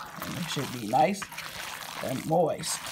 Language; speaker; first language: English; native; English